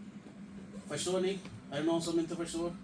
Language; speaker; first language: Swedish; non-native, fluent; Urdu